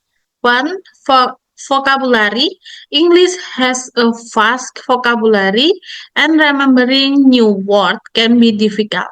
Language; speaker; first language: English; non-native, learner; Indonesian